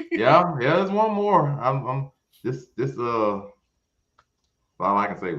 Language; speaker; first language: English; native; English